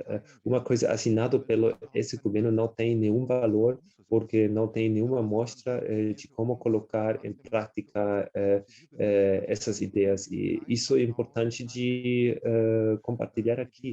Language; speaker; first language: Portuguese; non-native, fluent; German